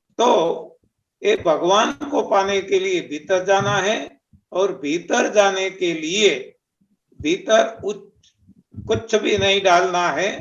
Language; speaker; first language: Hindi; non-native, local second language; Marathi